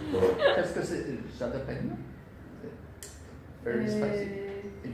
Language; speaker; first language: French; non-native, learner; English